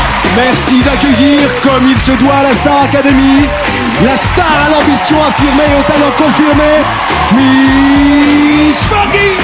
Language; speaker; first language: French; native; French